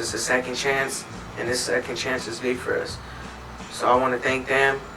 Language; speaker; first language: English; native; English